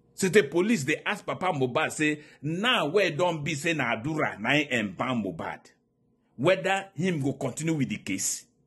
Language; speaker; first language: Nigerian Pidgin; native; Nigerian Pidgin